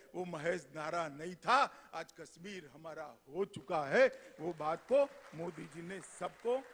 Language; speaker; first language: Hindi; non-native, local second language; Gujarati